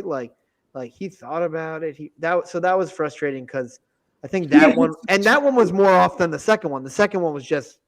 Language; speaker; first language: English; native; English